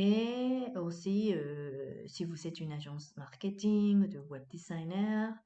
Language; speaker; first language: French; non-native, fluent; Spanish